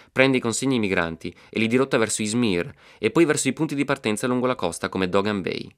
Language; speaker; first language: Italian; native; Italian